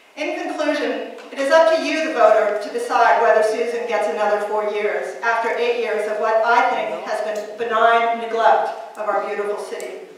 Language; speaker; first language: English; native; English